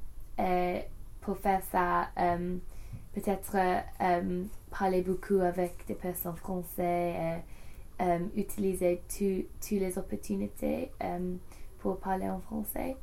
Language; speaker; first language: French; non-native, learner; English